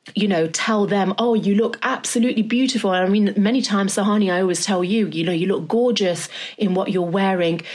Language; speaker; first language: English; native; English